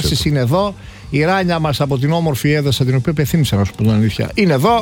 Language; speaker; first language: Greek; native; Greek